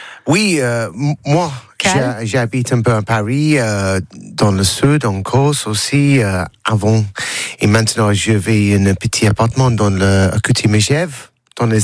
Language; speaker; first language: French; non-native, learner; English